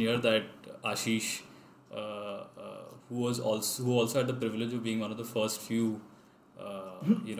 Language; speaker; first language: English; non-native, local second language; Hindi